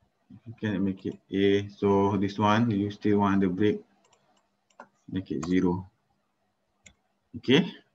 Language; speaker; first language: English; non-native, local second language; Malay